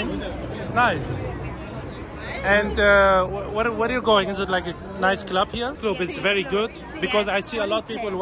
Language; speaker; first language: English; non-native, learner; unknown